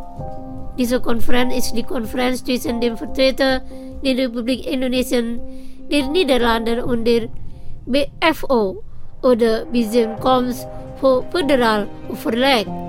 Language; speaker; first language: German; non-native, fluent; Indonesian